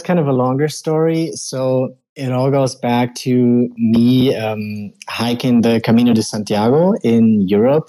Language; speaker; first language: English; non-native, fluent; German